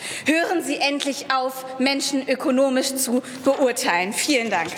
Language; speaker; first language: German; early bilingual, other home language; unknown